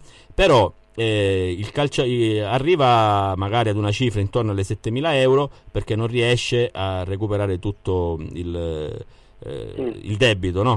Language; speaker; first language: Italian; native; Italian